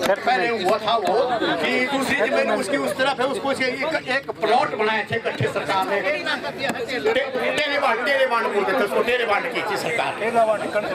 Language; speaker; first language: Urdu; non-native, local second language; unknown